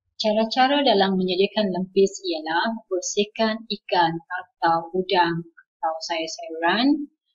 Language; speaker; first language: Malay; non-native, local second language; Iban